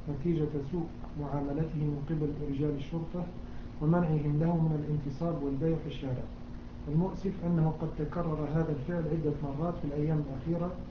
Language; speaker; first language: Arabic; native; Arabic